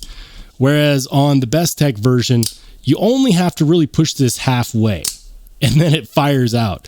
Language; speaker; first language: English; native; English